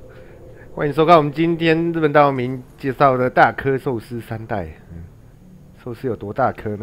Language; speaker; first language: Chinese; native; Chinese